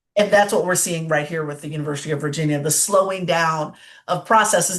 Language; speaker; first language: English; native; English